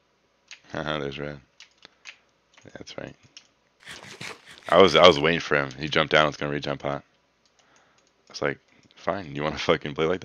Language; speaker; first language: English; native; English